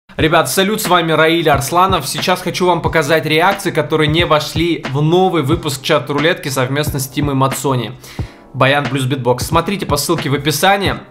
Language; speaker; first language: Russian; native; Russian